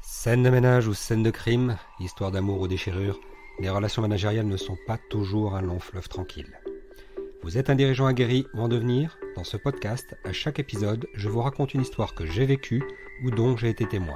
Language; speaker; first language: French; native; French